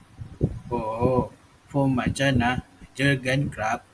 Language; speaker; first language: Thai; non-native, learner; Malay